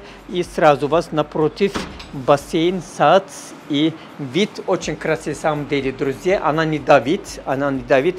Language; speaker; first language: Russian; non-native, fluent; Turkish